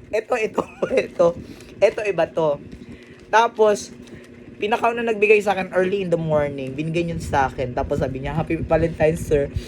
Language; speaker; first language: Filipino; non-native, local second language; Cebuano